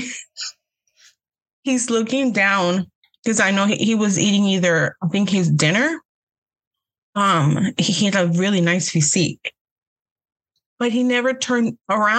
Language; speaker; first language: English; early bilingual, other home language; Spanish